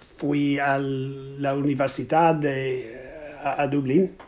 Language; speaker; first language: Spanish; non-native, learner; English